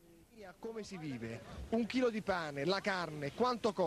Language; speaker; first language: Italian; native; Italian